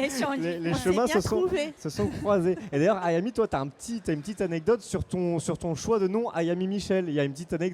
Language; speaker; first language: French; native; French